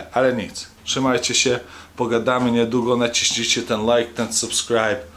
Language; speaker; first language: Polish; early bilingual, heritage; Polish